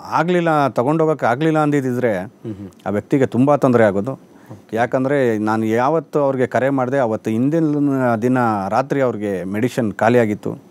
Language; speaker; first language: Kannada; native; Kannada